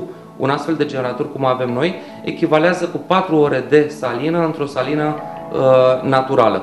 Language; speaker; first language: Romanian; native; Romanian